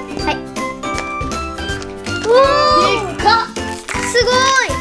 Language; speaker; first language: Japanese; native; Japanese